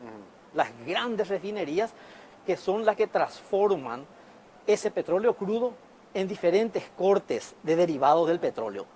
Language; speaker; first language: Spanish; native; Spanish